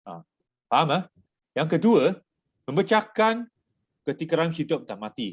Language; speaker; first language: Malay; non-native, local second language; Chinese